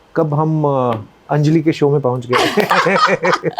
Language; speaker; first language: Hindi; non-native, local second language; Punjabi